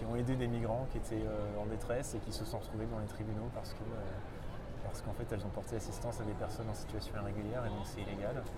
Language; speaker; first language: French; native; French